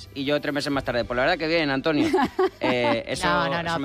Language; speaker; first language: Spanish; native; Spanish